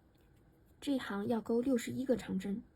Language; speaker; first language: Chinese; native; Chinese